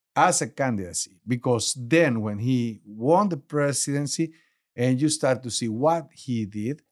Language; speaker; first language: English; non-native, learner; Spanish